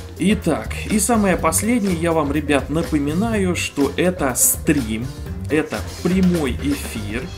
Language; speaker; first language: Russian; non-native, fluent; Romanian